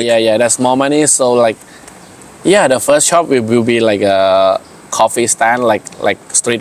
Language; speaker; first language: English; non-native, learner; Thai